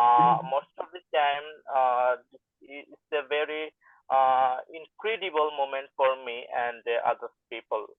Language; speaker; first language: English; non-native, learner; Bangla